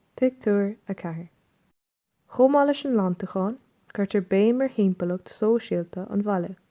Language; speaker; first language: Irish; non-native, local second language; English